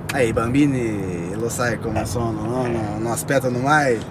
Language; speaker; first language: Italian; non-native, fluent; Portuguese